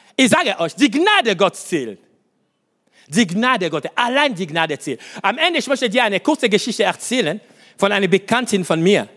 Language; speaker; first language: German; non-native, learner; Lingala